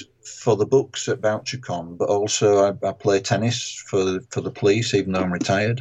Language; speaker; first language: English; native; English